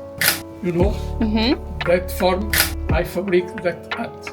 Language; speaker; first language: English; non-native, learner; Portuguese